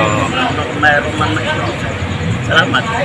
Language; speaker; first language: Filipino; native; Filipino